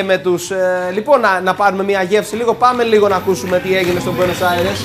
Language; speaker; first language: Greek; native; Greek